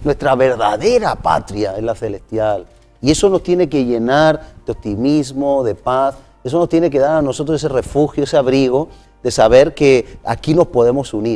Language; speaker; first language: Spanish; native; Spanish